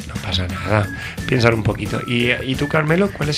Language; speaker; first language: Spanish; native; Spanish